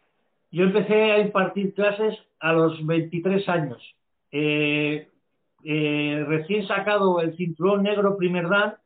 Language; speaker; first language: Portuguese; non-native, learner; Spanish